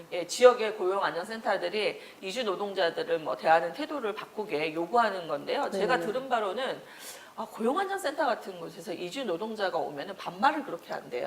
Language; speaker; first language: Korean; native; Korean